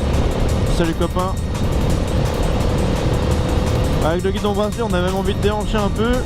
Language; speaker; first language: French; native; French